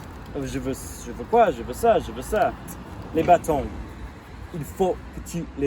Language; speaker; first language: French; non-native, fluent; English